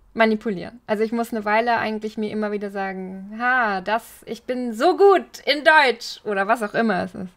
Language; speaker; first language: German; native; German